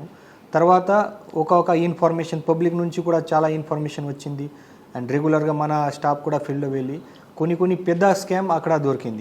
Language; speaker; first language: Telugu; non-native, fluent; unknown